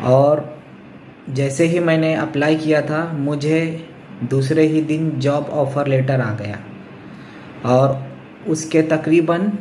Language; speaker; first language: Hindi; non-native, local second language; Urdu